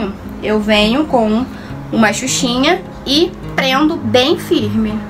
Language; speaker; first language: Portuguese; native; Portuguese